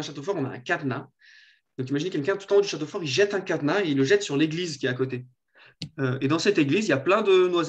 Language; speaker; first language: French; native; French